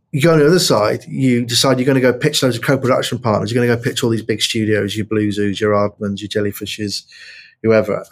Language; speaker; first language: English; native; English